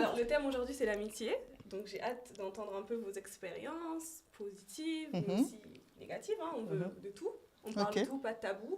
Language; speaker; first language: French; native; French